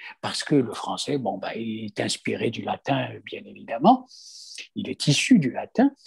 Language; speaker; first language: French; non-native, local second language; Kabyle